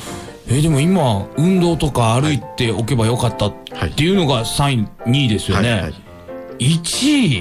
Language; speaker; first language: Japanese; native; Japanese